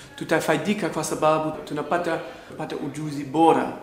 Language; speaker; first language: Swahili; non-native, fluent; German